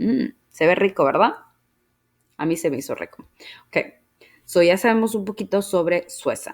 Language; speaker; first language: Spanish; early bilingual, heritage; Spanish